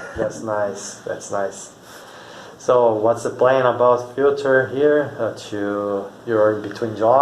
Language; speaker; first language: English; non-native, fluent; Portuguese